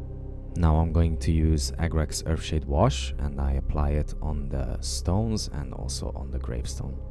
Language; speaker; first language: English; non-native, fluent; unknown